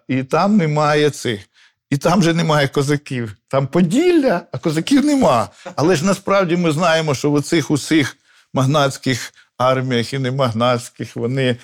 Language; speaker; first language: Ukrainian; native; Ukrainian